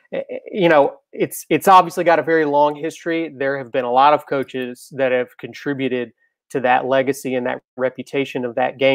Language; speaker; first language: English; native; English